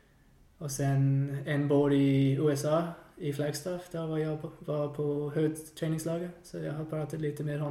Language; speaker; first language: Swedish; non-native, fluent; English